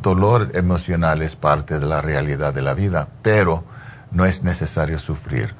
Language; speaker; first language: Spanish; early bilingual, heritage; English